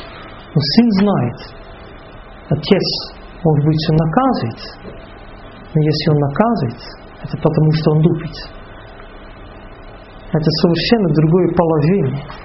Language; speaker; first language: Russian; non-native, fluent; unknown